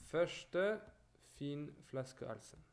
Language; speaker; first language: Norwegian; non-native, fluent; French